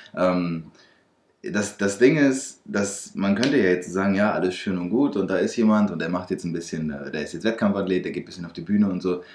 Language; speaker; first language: German; native; German